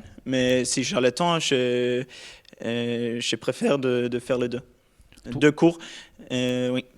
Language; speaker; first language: French; non-native, learner; Norwegian